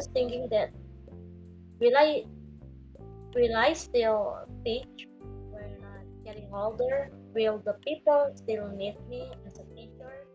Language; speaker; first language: English; non-native, learner; Indonesian